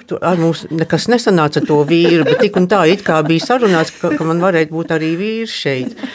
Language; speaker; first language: Latvian; early bilingual, heritage; Latvian